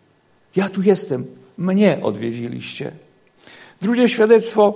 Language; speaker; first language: Polish; native; Polish